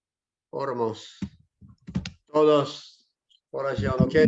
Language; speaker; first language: Spanish; non-native, learner; Korean